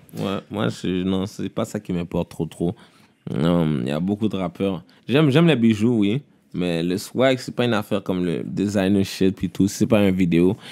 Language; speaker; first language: French; early bilingual, other home language; Haitian Creole